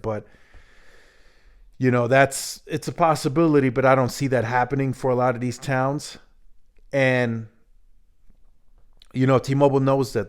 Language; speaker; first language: English; native; English